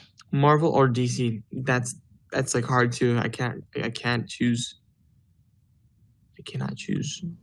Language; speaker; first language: English; early bilingual, other home language; Spanish